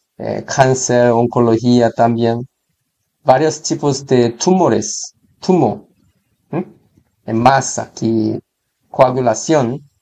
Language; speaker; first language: Spanish; non-native, learner; Korean